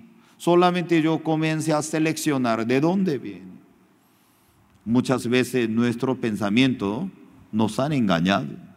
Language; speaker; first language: Spanish; non-native, fluent; Korean